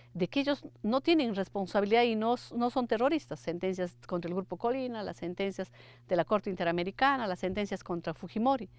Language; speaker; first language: Spanish; native; Spanish